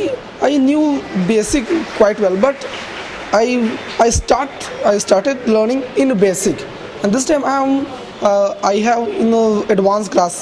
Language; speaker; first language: English; non-native, learner; Hindi